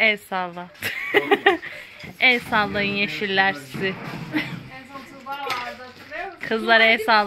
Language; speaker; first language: Turkish; native; Turkish